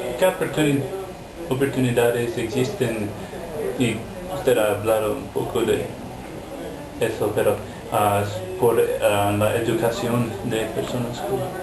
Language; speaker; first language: Spanish; non-native, fluent; English